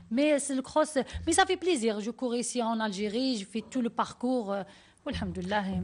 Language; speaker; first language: French; non-native, learner; Arabic